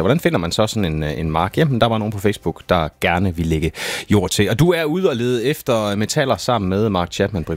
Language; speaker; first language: Danish; native; Danish